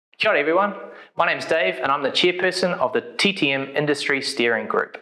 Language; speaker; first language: English; native; English